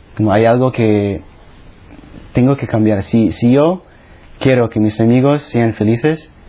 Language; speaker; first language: Spanish; non-native, fluent; Filipino